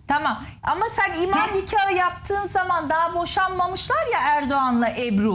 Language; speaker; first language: Turkish; native; Turkish